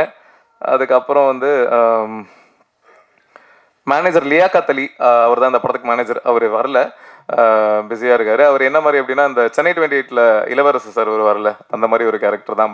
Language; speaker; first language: Tamil; native; Tamil